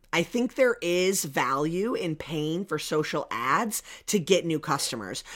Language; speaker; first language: English; native; English